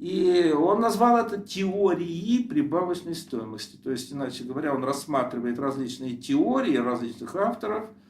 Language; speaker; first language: Russian; native; Russian